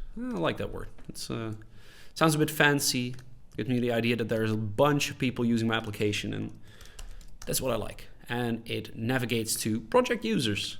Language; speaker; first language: English; non-native, fluent; Dutch